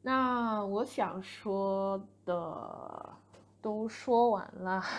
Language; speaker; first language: Chinese; non-native, fluent; English